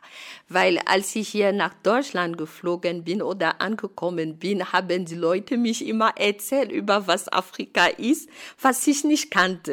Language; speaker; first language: German; non-native, fluent; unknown